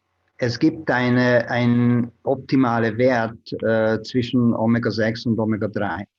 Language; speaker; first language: German; non-native, fluent; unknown